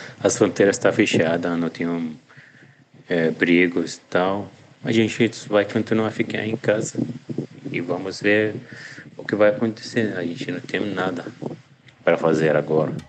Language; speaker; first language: Portuguese; non-native, learner; Arabic